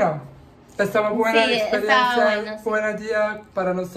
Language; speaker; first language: Spanish; non-native, learner; Turkish